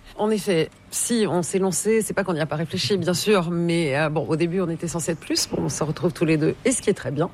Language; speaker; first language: French; native; French